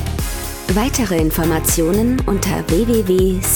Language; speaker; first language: German; native; German